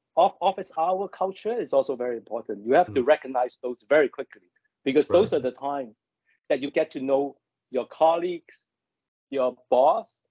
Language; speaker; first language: English; non-native, local second language; Cantonese